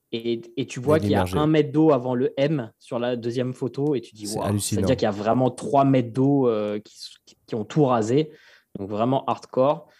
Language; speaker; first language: French; native; French